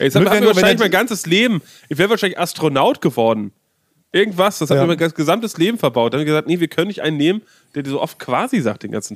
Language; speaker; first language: German; native; German